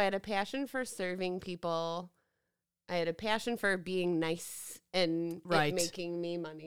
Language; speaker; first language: English; native; English